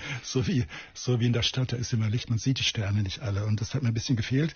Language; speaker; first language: German; native; German